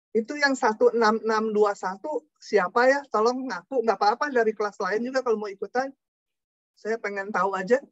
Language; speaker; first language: Indonesian; non-native, local second language; Sundanese